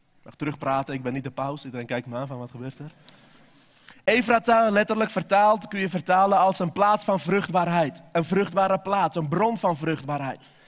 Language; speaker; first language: Dutch; non-native, fluent; Armenian